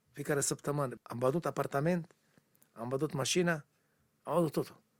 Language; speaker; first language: Romanian; non-native, learner; Hebrew